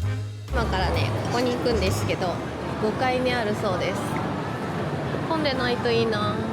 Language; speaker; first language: Japanese; native; Japanese